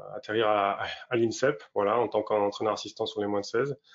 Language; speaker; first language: French; native; French